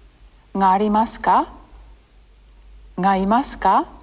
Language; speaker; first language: Japanese; non-native, fluent; English